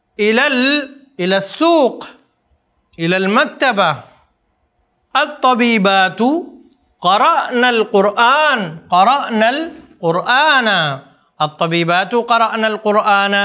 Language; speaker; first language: Arabic; non-native, fluent; Urdu